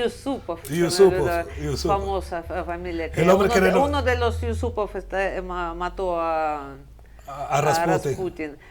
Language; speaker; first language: Spanish; non-native, fluent; Russian